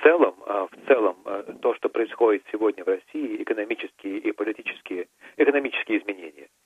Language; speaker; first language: Russian; native; Russian